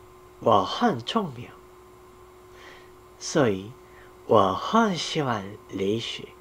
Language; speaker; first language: Chinese; non-native, learner; Korean